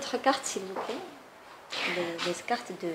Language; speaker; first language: French; non-native, fluent; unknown